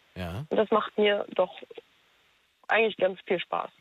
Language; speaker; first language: German; native; German